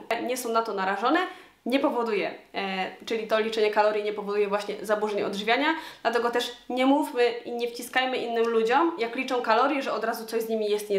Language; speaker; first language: Polish; native; Polish